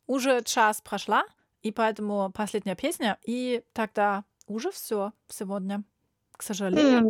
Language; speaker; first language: Russian; non-native, learner; German